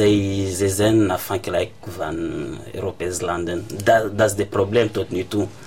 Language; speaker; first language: Dutch; non-native, fluent; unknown